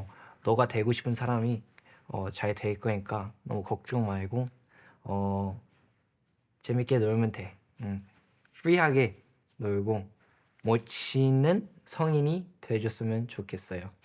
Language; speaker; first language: Korean; early bilingual, heritage; English